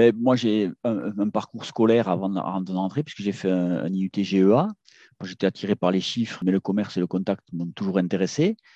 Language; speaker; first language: French; native; French